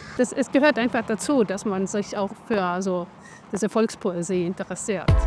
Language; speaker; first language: German; non-native, fluent; Estonian